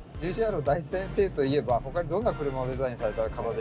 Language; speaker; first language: Japanese; native; Japanese